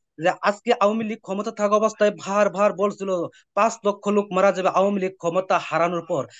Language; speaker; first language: Bangla; native; Bangla